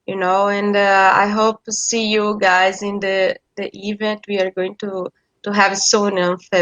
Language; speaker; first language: English; non-native, fluent; Portuguese